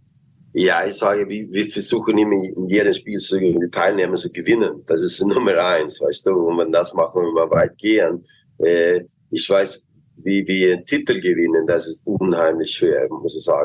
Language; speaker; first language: German; non-native, learner; Swedish